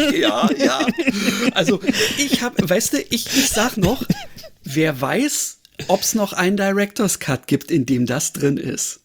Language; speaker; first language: German; native; German